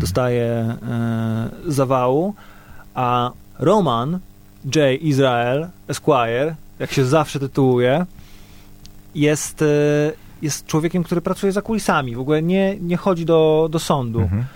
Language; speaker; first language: Polish; native; Polish